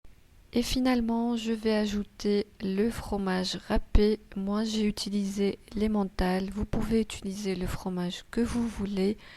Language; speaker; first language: French; non-native, local second language; Arabic